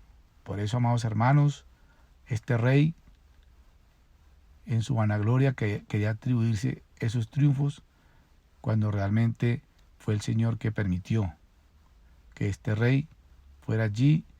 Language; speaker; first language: Spanish; native; Spanish